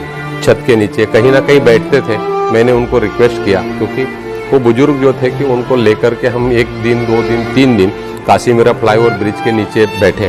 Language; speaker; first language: Hindi; native; Hindi